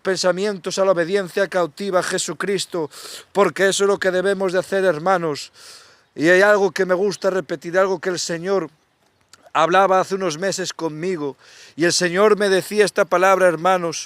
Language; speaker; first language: Spanish; native; Spanish